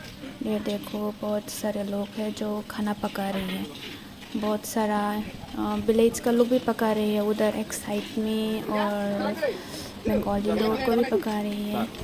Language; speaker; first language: Hindi; non-native, local second language; Kok Borok